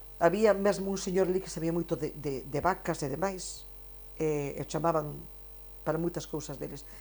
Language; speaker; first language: Galician; non-native, local second language; Spanish